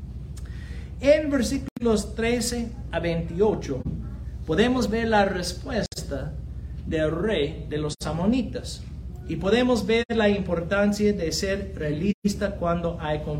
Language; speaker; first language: Spanish; non-native, fluent; English